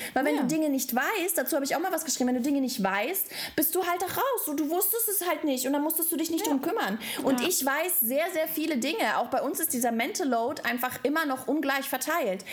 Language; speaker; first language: German; non-native, fluent; Russian